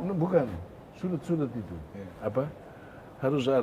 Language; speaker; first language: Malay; non-native, fluent; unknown